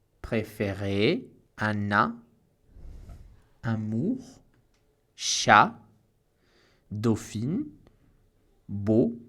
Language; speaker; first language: French; non-native, fluent; Spanish